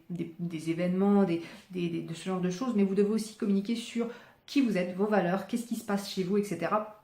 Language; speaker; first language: French; native; French